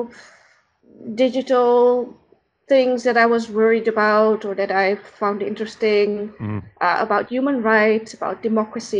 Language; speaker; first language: English; non-native, fluent; Dutch